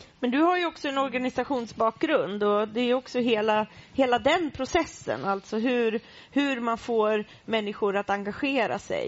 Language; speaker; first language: Swedish; native; Swedish